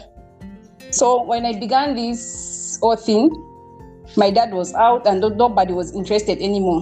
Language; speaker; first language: English; non-native, local second language; Bemba